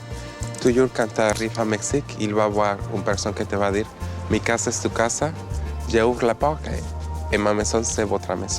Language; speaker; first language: French; non-native, fluent; Spanish